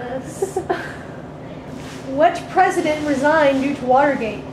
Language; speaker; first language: English; native; English